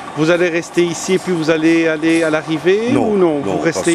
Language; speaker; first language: French; native; French